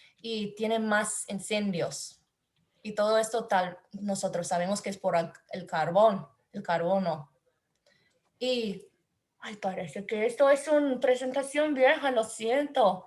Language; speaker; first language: Spanish; non-native, learner; English